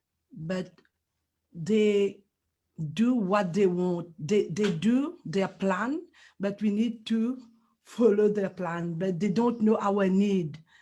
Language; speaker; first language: English; non-native, learner; Morisyen